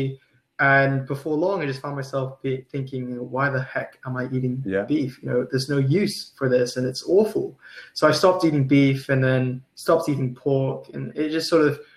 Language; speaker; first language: English; non-native, local second language; Cantonese